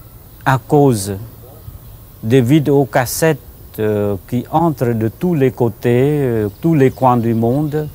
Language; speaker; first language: French; non-native, fluent; Khmer